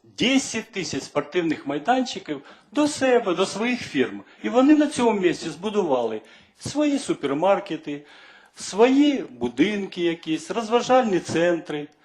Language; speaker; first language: Ukrainian; native; Ukrainian